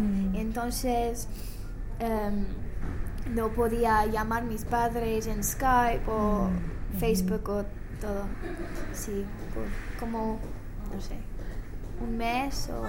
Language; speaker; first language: Spanish; non-native, learner; English